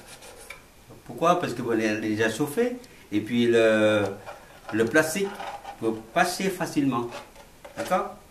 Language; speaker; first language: French; non-native, learner; Vietnamese